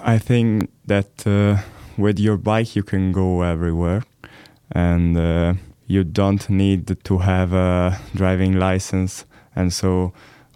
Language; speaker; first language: English; non-native, learner; Italian